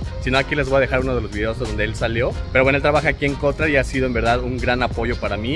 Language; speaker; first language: Spanish; native; Spanish